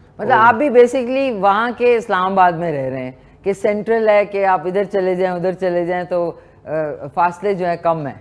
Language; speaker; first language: Urdu; native; Urdu